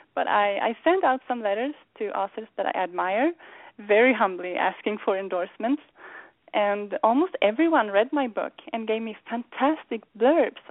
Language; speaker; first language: English; non-native, fluent; Swedish